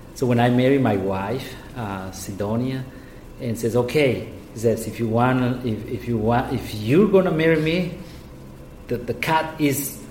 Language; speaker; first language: English; non-native, fluent; Spanish